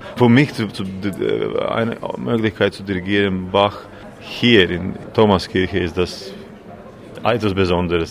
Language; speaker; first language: German; non-native, learner; Latvian